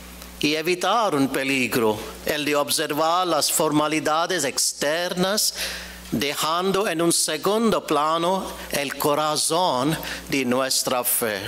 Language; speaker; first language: Spanish; non-native, fluent; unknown